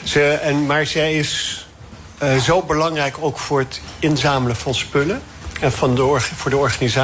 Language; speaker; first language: Dutch; non-native, fluent; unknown